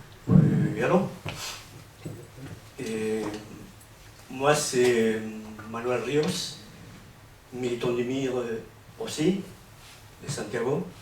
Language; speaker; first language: French; non-native, fluent; Spanish